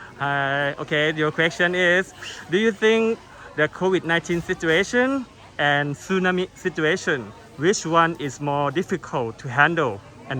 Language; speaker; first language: English; non-native, learner; Thai